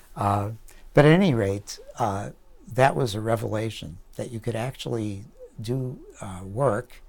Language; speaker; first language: English; native; English